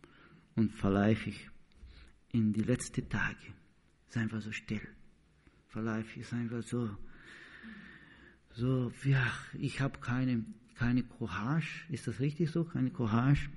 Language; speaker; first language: German; non-native, learner; Portuguese